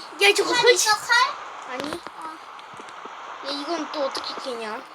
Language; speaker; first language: Korean; native; Korean